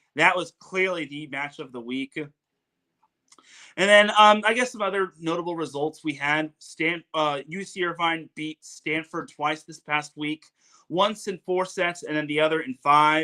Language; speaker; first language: English; native; English